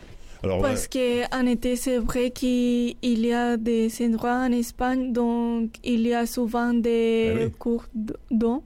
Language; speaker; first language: French; non-native, learner; Spanish